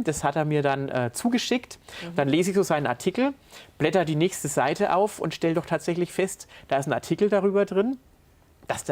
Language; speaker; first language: German; native; German